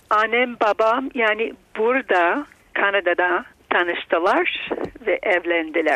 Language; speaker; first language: Turkish; non-native, fluent; Bulgarian